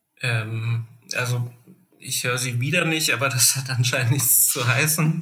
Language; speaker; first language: German; native; German